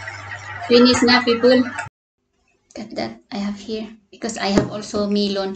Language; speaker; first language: English; non-native, local second language; Cebuano